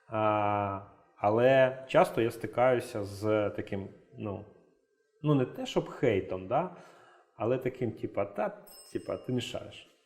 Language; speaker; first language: Ukrainian; native; Ukrainian